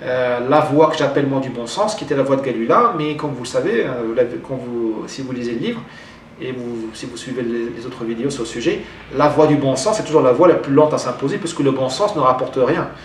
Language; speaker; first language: French; non-native, local second language; Arabic